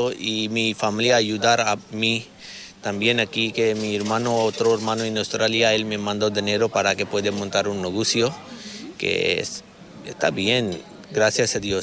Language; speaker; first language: Spanish; non-native, learner; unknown